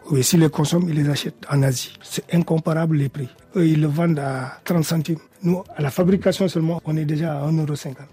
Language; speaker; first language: French; non-native, local second language; Wolof